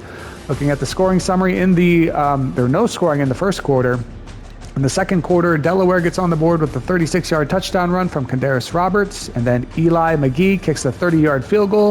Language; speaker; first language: English; native; English